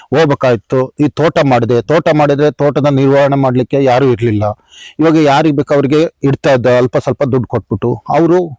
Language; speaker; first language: Kannada; native; Kannada